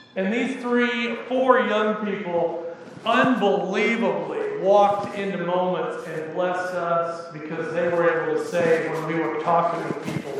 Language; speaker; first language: English; native; English